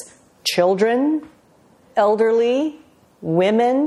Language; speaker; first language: English; native; English